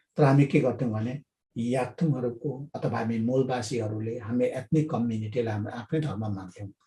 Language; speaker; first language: Nepali; non-native, local second language; Limbu